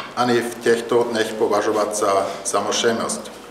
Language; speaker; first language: Czech; non-native, learner; German